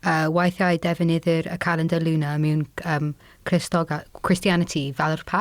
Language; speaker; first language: Welsh; non-native, local second language; English